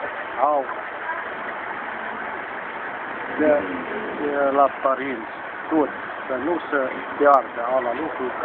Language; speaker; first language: Romanian; early bilingual, heritage; Romanian